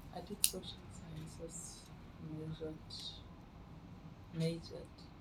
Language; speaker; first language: English; non-native, local second language; Tswana